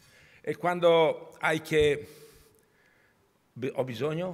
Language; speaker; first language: Spanish; non-native, learner; Italian